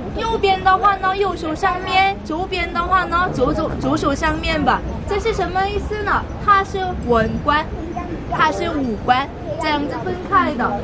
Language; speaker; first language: Chinese; non-native, fluent; Korean